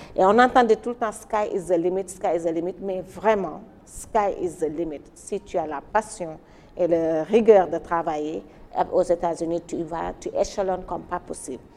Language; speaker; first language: French; non-native, local second language; Wolof